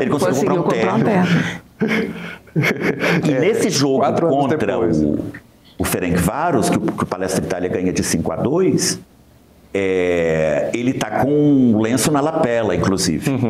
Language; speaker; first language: Portuguese; native; Portuguese